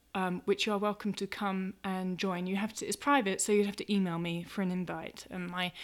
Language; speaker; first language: English; native; English